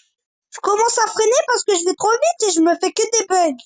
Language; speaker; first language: French; native; French